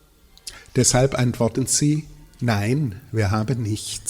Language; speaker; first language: German; native; German